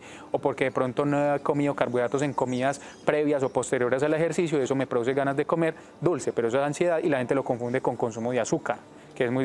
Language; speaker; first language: Spanish; native; Spanish